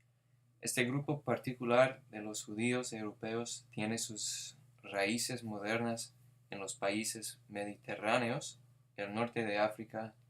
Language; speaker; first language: Spanish; non-native, fluent; English